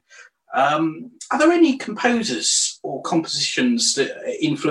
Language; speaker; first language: English; native; English